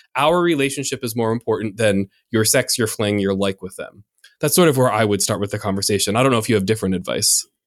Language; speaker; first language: English; native; English